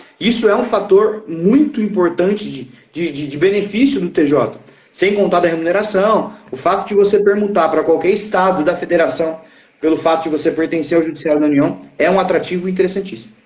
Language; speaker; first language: Portuguese; native; Portuguese